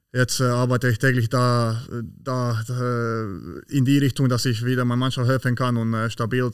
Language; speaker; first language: German; non-native, fluent; Slovak